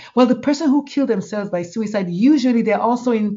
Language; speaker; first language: English; non-native, local second language; Igbo